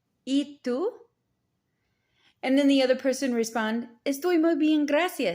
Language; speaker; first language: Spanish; non-native, learner; English